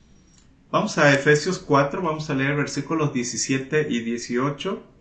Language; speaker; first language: Spanish; native; Spanish